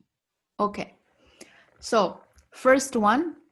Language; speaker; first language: English; non-native, fluent; Tibetan